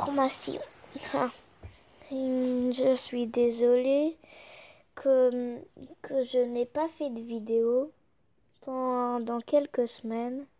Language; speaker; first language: French; early bilingual, other home language; Polish